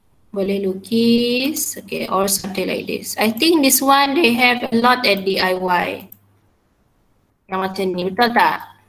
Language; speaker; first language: English; non-native, local second language; Malay